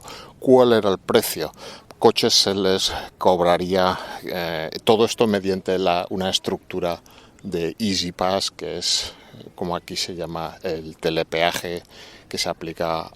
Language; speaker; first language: Spanish; native; Spanish